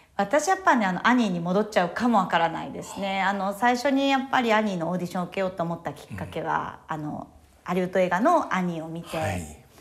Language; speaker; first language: Japanese; native; Japanese